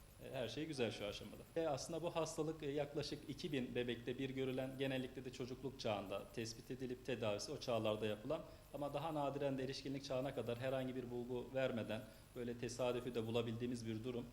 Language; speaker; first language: Turkish; native; Turkish